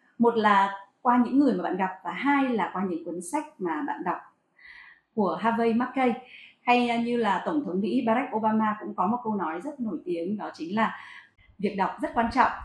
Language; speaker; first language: Vietnamese; native; Vietnamese